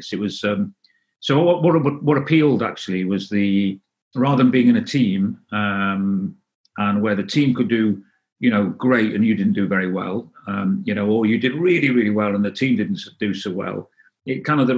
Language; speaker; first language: English; non-native, local second language; Welsh